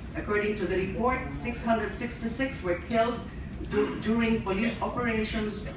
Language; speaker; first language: English; non-native, local second language; Filipino